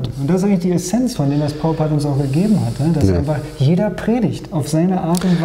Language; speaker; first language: German; native; German